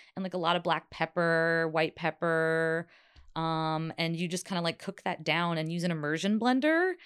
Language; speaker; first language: English; native; English